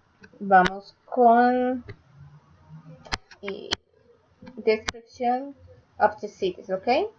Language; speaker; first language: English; non-native, learner; Spanish